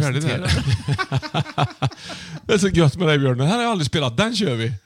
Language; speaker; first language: Swedish; native; Swedish